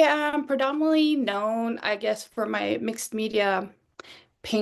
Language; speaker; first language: English; non-native, fluent; Swedish